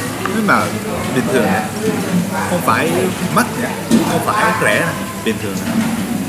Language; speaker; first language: Vietnamese; non-native, learner; Japanese